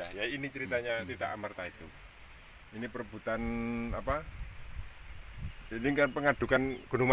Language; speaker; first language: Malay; non-native, local second language; Javanese